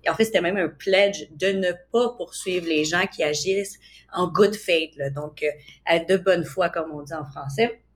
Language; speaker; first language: French; native; French